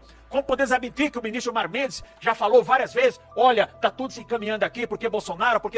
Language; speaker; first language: Portuguese; native; Portuguese